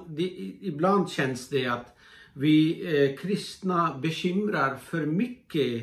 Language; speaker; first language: Swedish; non-native, fluent; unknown